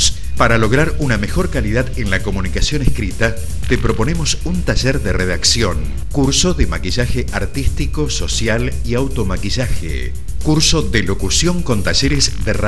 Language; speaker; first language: Spanish; native; Spanish